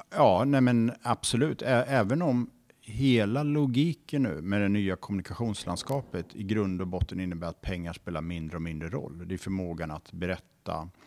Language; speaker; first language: Swedish; native; Swedish